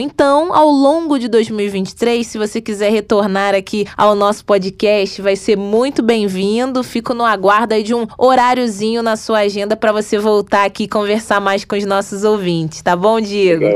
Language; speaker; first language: Portuguese; native; Portuguese